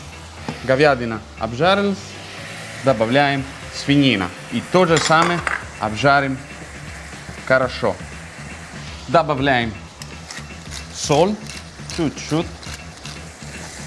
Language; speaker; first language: Russian; non-native, fluent; Italian